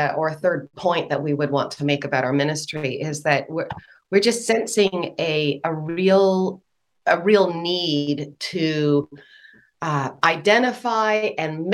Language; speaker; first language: English; native; English